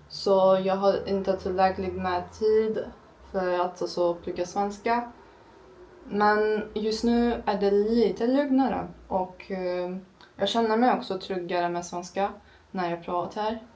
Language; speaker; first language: Swedish; non-native, learner; Turkish